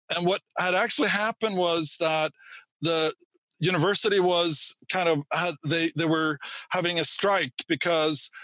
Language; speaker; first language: English; non-native, fluent; Swedish